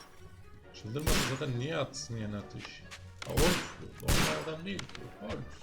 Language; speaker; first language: Turkish; native; Turkish